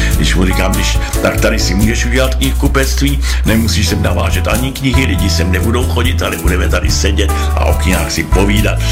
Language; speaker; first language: Czech; native; Czech